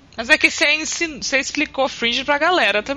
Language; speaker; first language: Portuguese; native; Portuguese